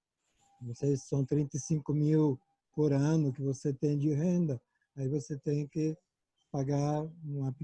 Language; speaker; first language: Portuguese; non-native, fluent; Italian